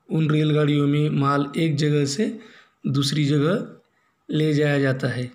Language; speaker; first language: Hindi; non-native, local second language; Marathi